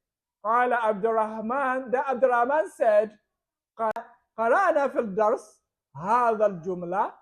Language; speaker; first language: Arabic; non-native, fluent; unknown